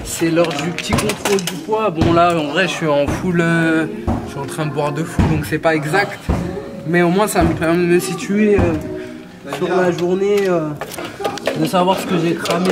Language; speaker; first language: French; native; French